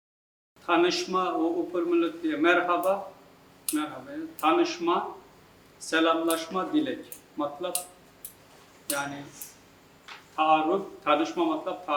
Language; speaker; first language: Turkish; non-native, fluent; Urdu